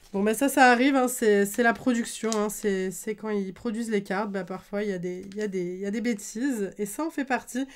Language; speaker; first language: French; native; French